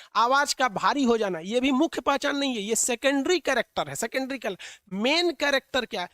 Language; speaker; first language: Hindi; native; Hindi